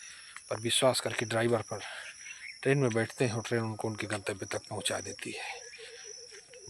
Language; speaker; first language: Hindi; native; Hindi